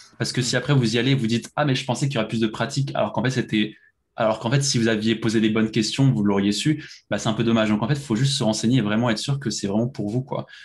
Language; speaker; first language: French; native; French